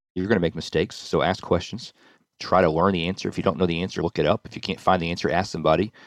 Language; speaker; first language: English; native; English